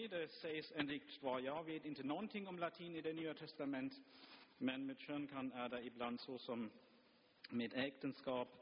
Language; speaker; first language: Swedish; non-native, fluent; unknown